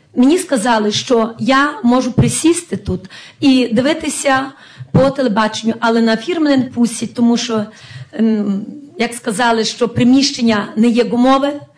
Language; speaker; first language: Ukrainian; native; Ukrainian